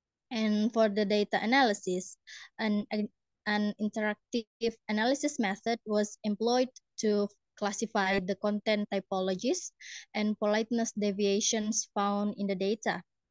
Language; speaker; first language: English; non-native, learner; Indonesian